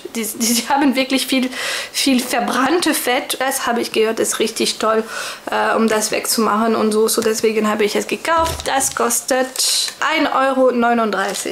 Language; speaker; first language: German; non-native, fluent; French